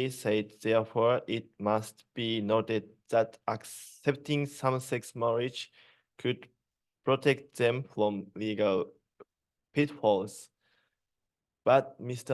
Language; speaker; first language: English; non-native, learner; Japanese